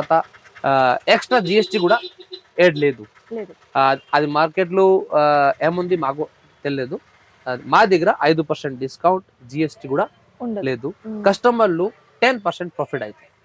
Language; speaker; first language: Telugu; non-native, local second language; Hindi